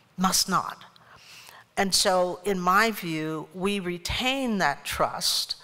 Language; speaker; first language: English; native; English